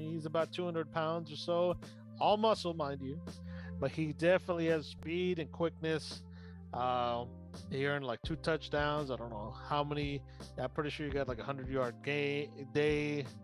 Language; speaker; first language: English; native; English